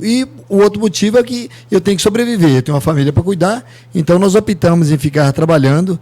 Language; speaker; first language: Portuguese; native; Portuguese